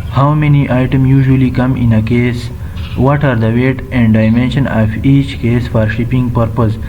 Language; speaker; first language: English; non-native, local second language; Urdu